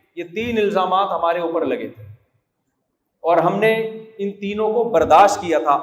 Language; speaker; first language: Urdu; native; Urdu